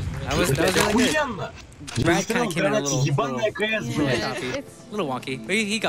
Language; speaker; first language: English; native; English